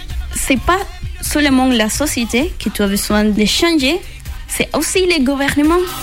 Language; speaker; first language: French; non-native, learner; Spanish